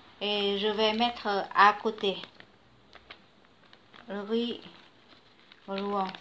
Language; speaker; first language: French; non-native, learner; Vietnamese